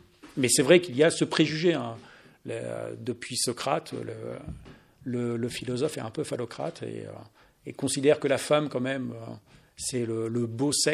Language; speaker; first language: French; native; French